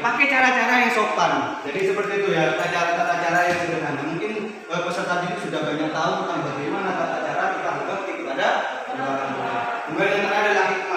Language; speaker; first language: Indonesian; native; Indonesian